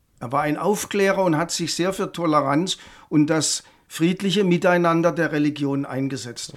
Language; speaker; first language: German; native; German